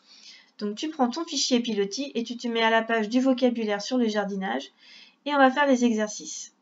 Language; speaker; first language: French; native; French